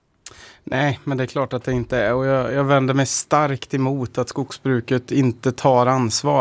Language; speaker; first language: Swedish; native; Swedish